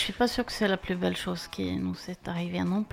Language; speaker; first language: French; non-native, fluent; Swedish